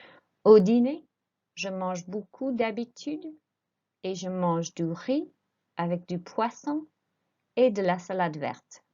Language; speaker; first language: French; non-native, fluent; English